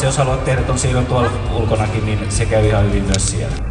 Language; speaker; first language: Finnish; native; Finnish